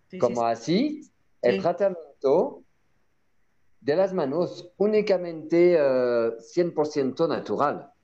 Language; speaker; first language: Spanish; non-native, learner; French